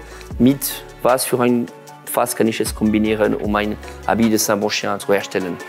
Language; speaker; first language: German; non-native, local second language; French